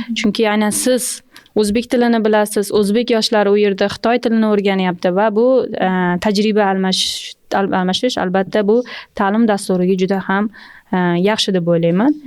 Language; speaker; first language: Uzbek; native; Uzbek